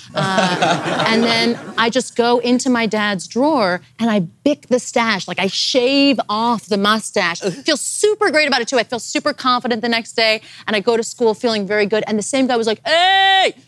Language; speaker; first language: English; native; English